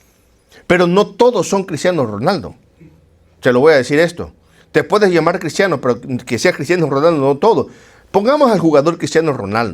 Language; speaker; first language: Spanish; native; Spanish